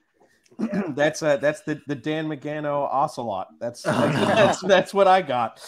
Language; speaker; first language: English; native; English